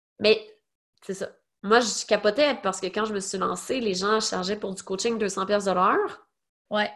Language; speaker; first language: French; native; French